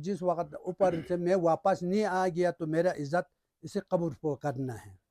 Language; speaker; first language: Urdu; non-native, local second language; Balti